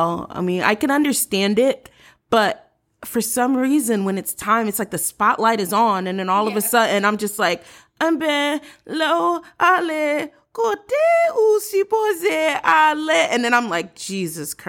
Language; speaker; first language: English; early bilingual, other home language; Haitian Creole